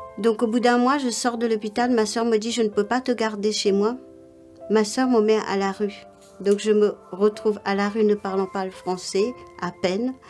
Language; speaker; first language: French; non-native, local second language; Morisyen